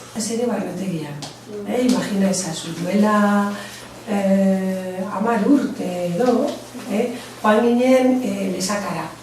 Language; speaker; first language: Basque; non-native, local second language; Spanish